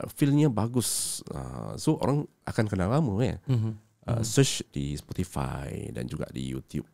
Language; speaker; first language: Malay; native; Malay